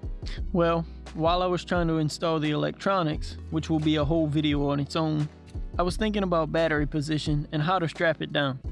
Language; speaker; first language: English; native; English